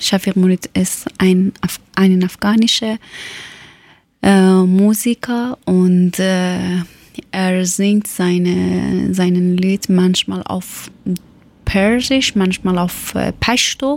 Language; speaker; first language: German; non-native, learner; Persian